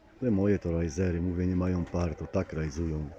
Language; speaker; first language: Polish; native; Polish